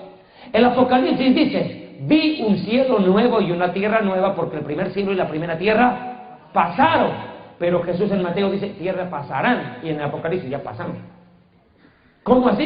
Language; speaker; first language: Spanish; native; Spanish